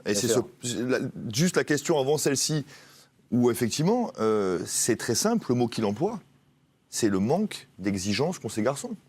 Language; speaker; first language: French; native; French